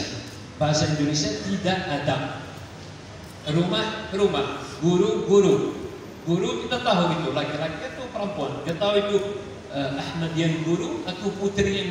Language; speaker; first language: Indonesian; non-native, learner; Arabic